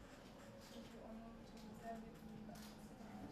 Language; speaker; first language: Turkish; non-native, fluent; Hungarian